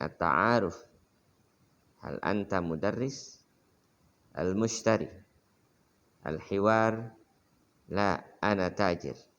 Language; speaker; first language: Arabic; non-native, fluent; Indonesian